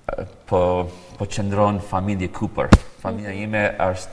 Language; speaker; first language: Albanian; non-native, fluent; English